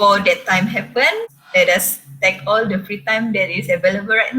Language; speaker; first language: English; non-native, local second language; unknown